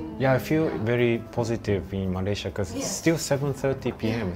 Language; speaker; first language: English; non-native, fluent; Japanese